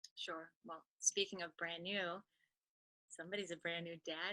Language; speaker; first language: English; native; English